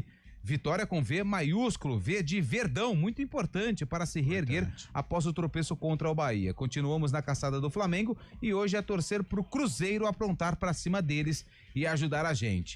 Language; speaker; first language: Portuguese; native; Portuguese